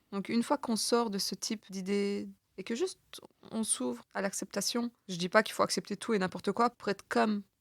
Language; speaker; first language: French; early bilingual, other home language; Turkish